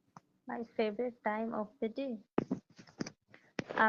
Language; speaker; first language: English; non-native, learner; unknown